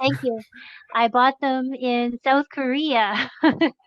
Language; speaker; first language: English; non-native, local second language; French